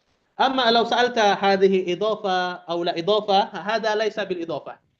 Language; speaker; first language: Arabic; non-native, fluent; Indonesian